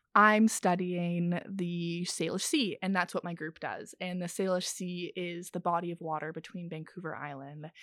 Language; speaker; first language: English; native; English